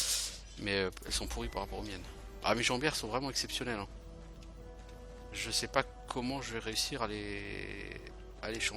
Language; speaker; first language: French; native; French